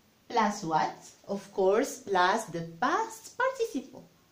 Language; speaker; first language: English; non-native, fluent; Arabic